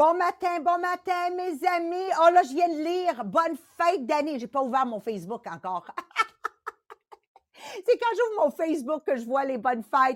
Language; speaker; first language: French; native; French